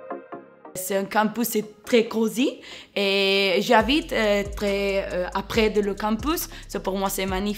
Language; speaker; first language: French; non-native, learner; Spanish